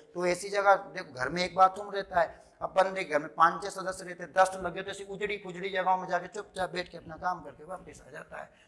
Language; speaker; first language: Hindi; non-native, local second language; Rajasthani